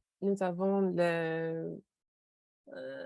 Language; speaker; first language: French; non-native, learner; English